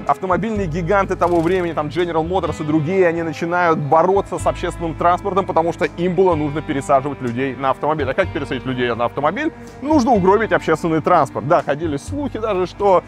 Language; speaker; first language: Russian; native; Russian